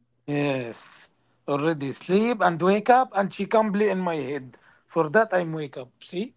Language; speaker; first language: English; non-native, learner; Arabic